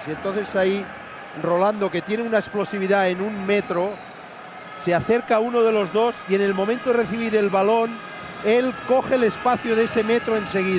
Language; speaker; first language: Spanish; native; Spanish